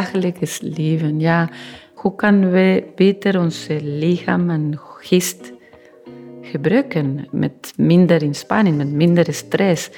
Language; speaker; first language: Dutch; non-native, learner; Spanish